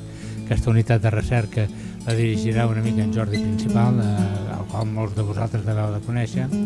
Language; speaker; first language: Catalan; native; Catalan